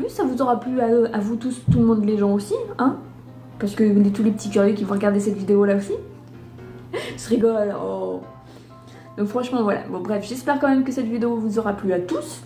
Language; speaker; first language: French; native; French